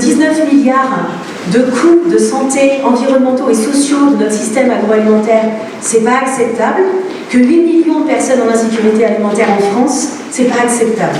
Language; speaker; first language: French; native; French